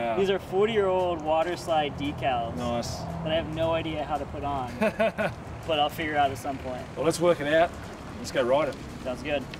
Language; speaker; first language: English; native; English